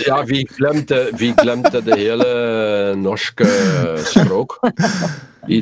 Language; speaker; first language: Norwegian; non-native, learner; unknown